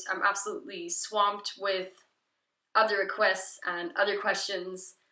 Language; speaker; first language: English; non-native, fluent; Dutch